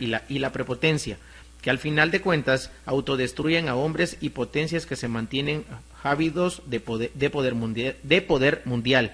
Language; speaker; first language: Spanish; native; Spanish